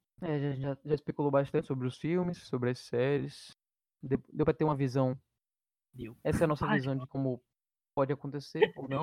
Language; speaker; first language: Portuguese; native; Portuguese